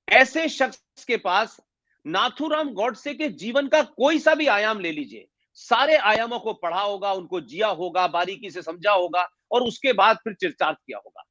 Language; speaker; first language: Hindi; native; Hindi